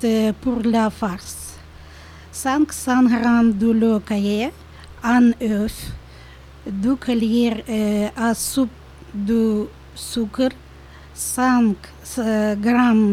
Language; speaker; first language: French; non-native, learner; Ukrainian